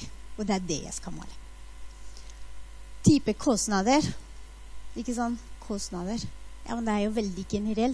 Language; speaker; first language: Norwegian; non-native, fluent; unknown